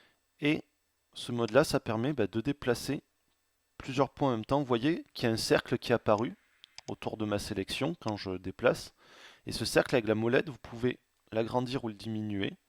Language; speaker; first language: French; native; French